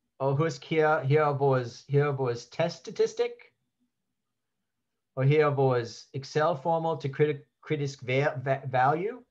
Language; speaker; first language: Danish; non-native, learner; English